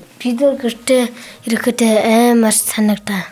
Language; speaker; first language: Mongolian; non-native, learner; Buriat